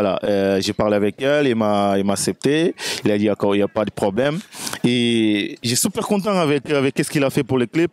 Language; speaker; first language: French; non-native, fluent; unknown